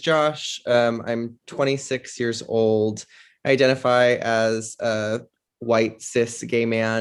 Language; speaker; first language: English; native; English